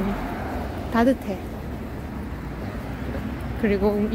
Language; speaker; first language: Korean; non-native, fluent; Russian